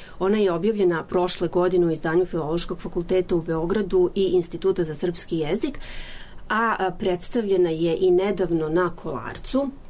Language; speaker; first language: Serbian; native; Serbian